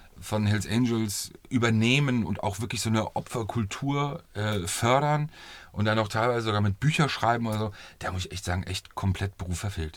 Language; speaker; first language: German; native; German